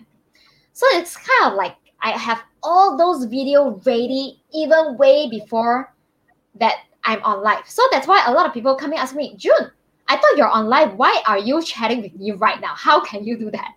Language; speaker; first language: English; non-native, local second language; Chinese